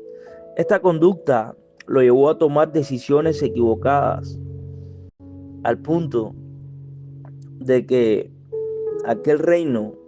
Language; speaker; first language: Spanish; native; Spanish